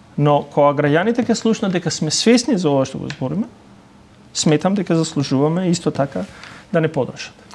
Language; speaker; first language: Macedonian; non-native, local second language; Albanian